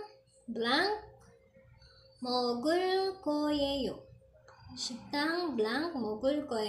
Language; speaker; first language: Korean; non-native, fluent; Filipino